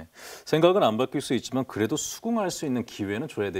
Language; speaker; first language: Korean; native; Korean